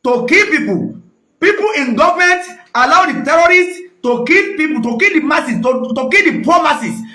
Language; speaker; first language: English; non-native, local second language; Yoruba